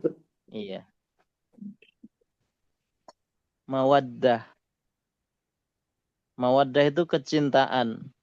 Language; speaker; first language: Arabic; non-native, local second language; Indonesian